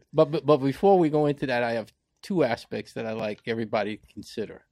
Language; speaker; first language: English; native; English